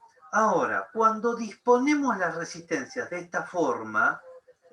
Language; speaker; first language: Spanish; native; Spanish